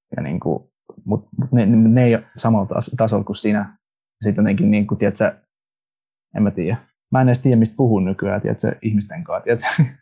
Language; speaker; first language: Finnish; early bilingual, other home language; Russian